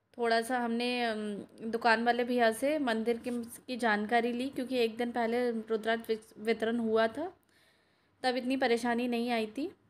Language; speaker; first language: Hindi; native; Hindi